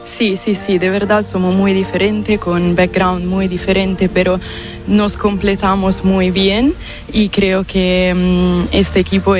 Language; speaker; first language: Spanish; non-native, fluent; Italian